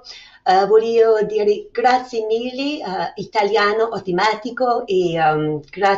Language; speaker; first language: Italian; non-native, fluent; English